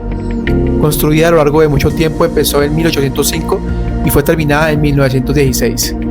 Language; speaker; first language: Spanish; native; Spanish